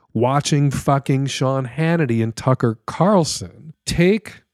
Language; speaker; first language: English; native; English